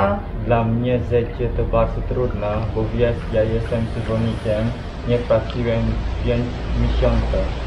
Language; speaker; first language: Polish; non-native, learner; Balinese